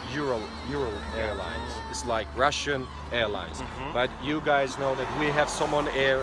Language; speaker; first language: English; non-native, learner; Tajik